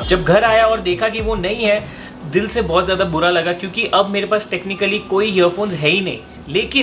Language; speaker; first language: Hindi; native; Hindi